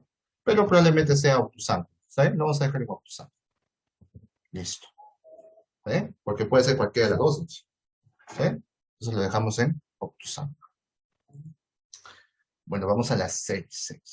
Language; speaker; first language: Spanish; native; Spanish